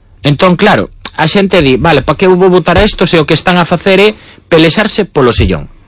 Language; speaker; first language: Galician; native; Galician